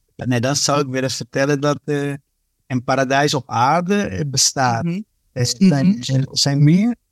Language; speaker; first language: Dutch; early bilingual, other home language; Spanish